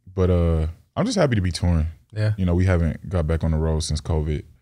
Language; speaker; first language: English; native; English